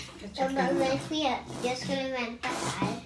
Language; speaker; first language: Swedish; early bilingual, other home language; Thai